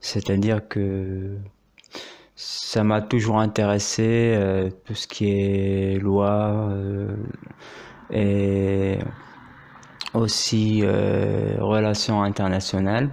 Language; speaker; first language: French; non-native, local second language; Arabic